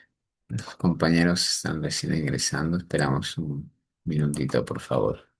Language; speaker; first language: Spanish; native; Spanish